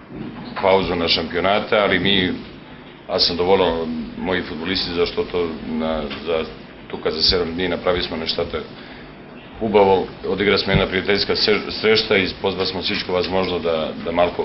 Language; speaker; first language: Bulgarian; non-native, learner; Serbian